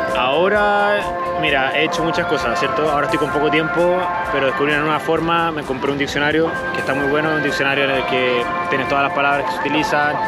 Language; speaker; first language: Spanish; native; Spanish